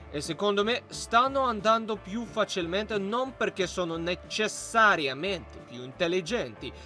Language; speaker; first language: Italian; non-native, learner; Russian